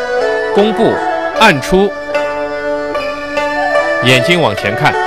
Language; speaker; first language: Chinese; native; Chinese